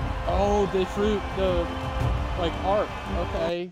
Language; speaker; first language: English; native; English